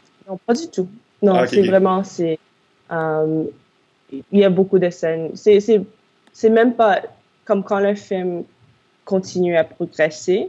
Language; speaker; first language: French; non-native, local second language; English